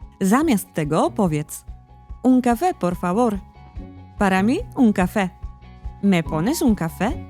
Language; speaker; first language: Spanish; non-native, fluent; Polish